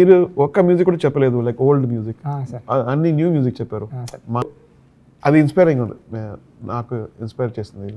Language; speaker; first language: Telugu; non-native, learner; Tamil